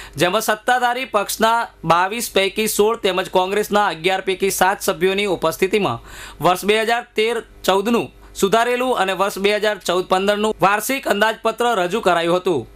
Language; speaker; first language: Gujarati; native; Gujarati